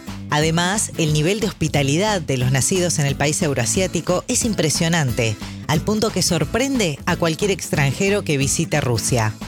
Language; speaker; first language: Spanish; native; Spanish